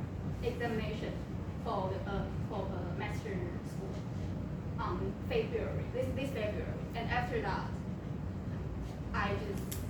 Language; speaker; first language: English; non-native, local second language; Chinese